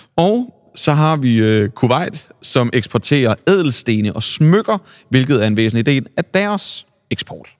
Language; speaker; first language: Danish; native; Danish